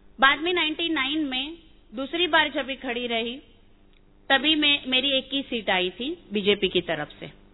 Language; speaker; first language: Hindi; non-native, local second language; Marathi